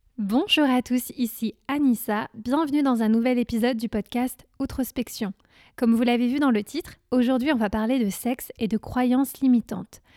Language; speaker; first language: French; native; French